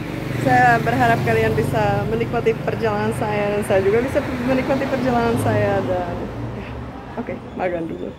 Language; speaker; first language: Indonesian; non-native, fluent; Czech